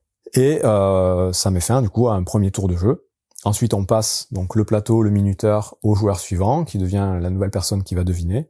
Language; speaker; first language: French; native; French